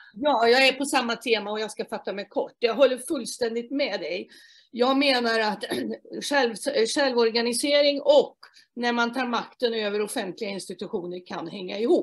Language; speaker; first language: Swedish; native; Swedish